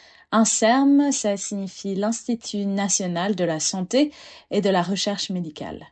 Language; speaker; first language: French; native; French